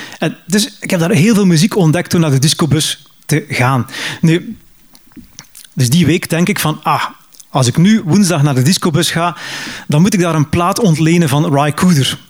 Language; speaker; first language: Dutch; native; Dutch